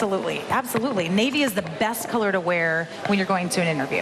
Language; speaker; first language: English; native; English